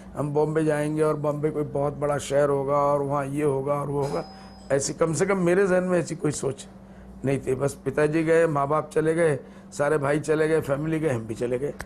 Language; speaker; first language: Hindi; non-native, local second language; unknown